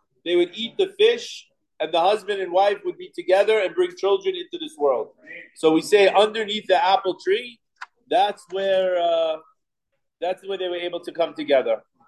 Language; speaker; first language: English; native; English